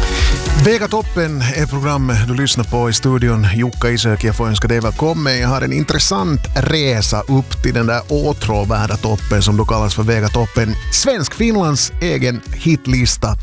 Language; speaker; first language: Swedish; native; Swedish